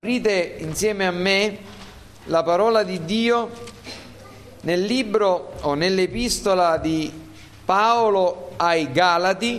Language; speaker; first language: Italian; native; Italian